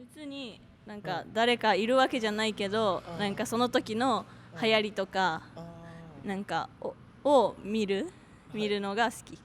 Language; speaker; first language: Japanese; native; Japanese